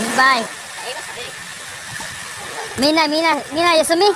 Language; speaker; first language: Japanese; non-native, learner; Cebuano